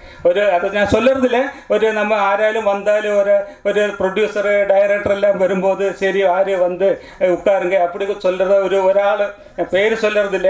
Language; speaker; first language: Tamil; non-native, local second language; Malayalam